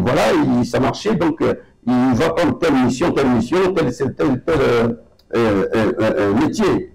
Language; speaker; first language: French; non-native, local second language; Lingala